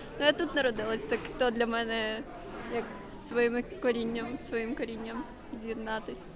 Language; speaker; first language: Ukrainian; early bilingual, heritage; Ukrainian